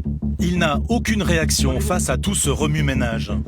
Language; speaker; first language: French; native; French